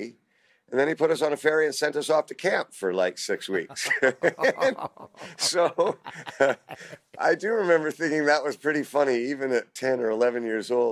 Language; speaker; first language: English; native; English